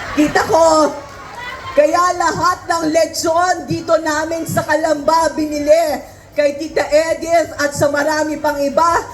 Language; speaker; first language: Filipino; native; Filipino